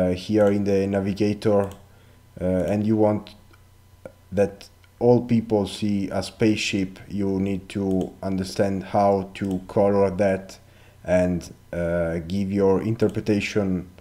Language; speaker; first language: English; non-native, learner; Italian